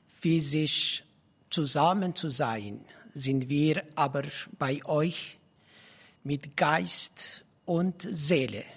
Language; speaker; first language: German; non-native, fluent; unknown